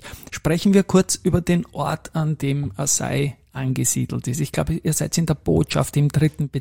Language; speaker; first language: German; native; German